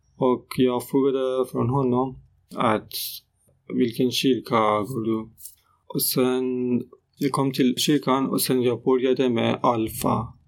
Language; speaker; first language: Swedish; non-native, learner; Persian